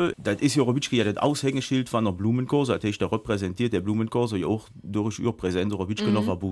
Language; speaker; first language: German; native; German